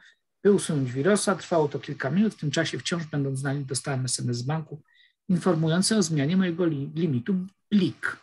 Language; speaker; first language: Polish; native; Polish